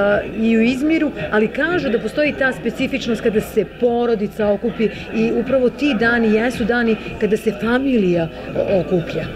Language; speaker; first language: Serbian; native; Serbian